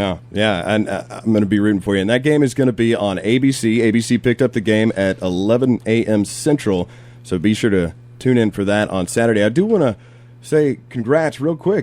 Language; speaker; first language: English; native; English